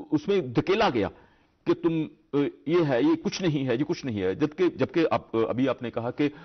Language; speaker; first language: Hindi; non-native, local second language; Dogri